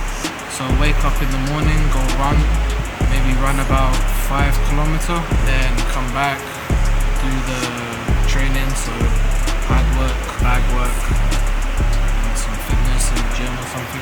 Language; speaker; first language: English; non-native, fluent; Dutch